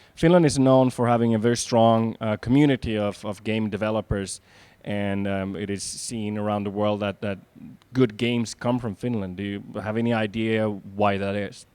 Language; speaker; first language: English; non-native, fluent; Finnish